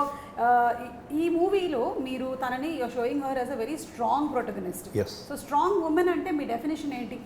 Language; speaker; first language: Telugu; native; Telugu